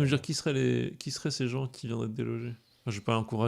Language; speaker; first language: French; native; French